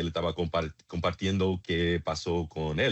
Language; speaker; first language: Spanish; non-native, learner; English